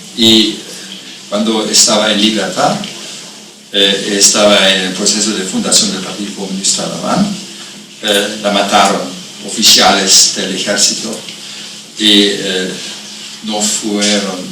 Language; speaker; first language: Spanish; non-native, fluent; German